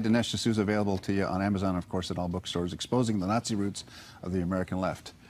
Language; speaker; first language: English; native; English